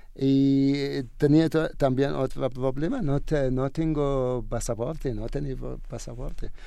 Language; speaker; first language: Spanish; non-native, learner; Arabic